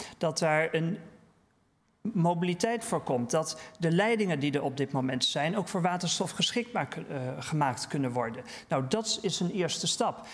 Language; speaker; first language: Dutch; native; Dutch